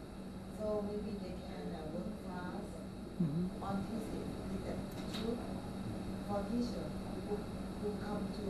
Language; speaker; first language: English; non-native, learner; Thai